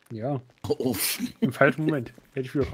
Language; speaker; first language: German; native; German